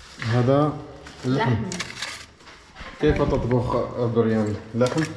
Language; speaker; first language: Arabic; native; Arabic